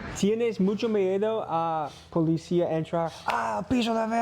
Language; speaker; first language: Spanish; non-native, learner; English